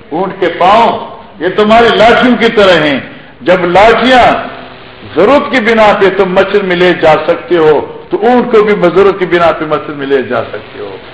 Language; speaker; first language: Urdu; non-native, local second language; Northern Hindko